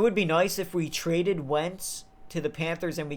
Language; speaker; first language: English; native; English